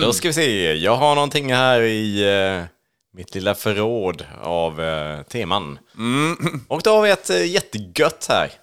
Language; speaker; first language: Swedish; native; Swedish